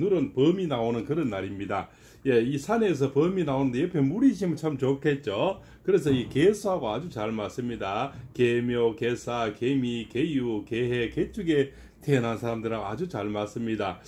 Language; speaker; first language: Korean; native; Korean